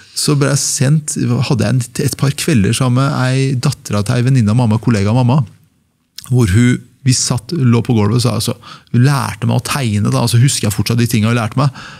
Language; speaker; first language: Norwegian; early bilingual, other home language; Persian